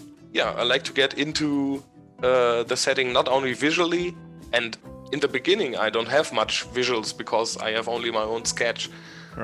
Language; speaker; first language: English; non-native, fluent; German